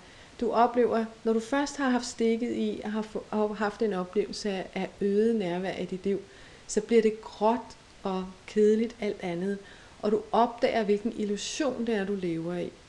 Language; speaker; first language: Danish; native; Danish